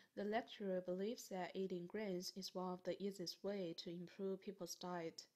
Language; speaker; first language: English; non-native, fluent; Chinese